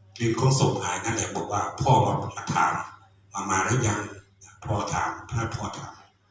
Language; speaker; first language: Thai; non-native, local second language; Khmer